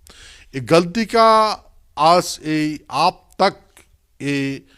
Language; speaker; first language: Hindi; non-native, local second language; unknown